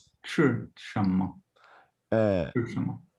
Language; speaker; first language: Chinese; non-native, learner; English